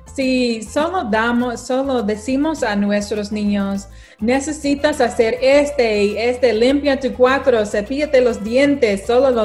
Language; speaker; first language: Spanish; non-native, learner; English